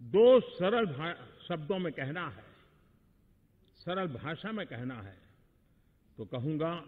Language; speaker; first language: Hindi; non-native, local second language; Gujarati